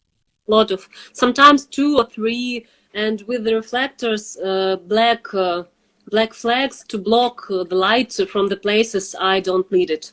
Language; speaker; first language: English; non-native, fluent; Russian